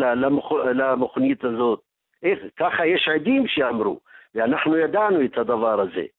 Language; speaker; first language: Hebrew; non-native, local second language; Arabic